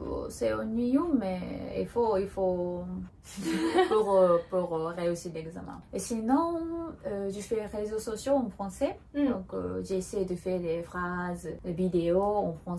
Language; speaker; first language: French; non-native, learner; Japanese